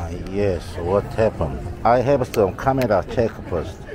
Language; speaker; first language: English; non-native, learner; Korean